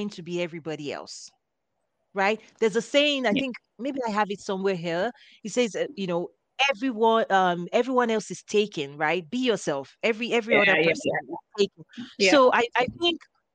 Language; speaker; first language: English; non-native, local second language; Yoruba